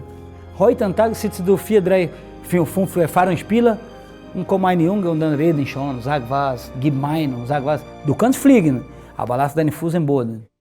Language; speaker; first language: German; non-native, learner; Portuguese